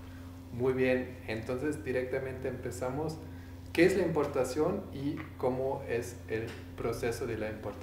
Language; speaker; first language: Spanish; non-native, learner; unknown